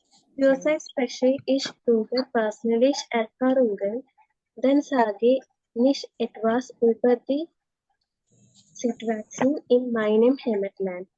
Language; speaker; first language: German; non-native, learner; Malayalam